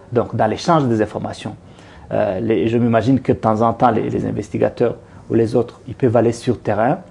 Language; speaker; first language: French; non-native, local second language; Kinyarwanda